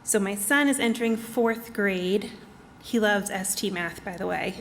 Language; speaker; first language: English; native; English